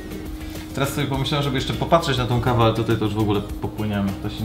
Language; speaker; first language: Polish; native; Polish